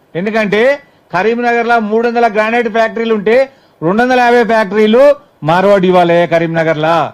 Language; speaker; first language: Telugu; native; Telugu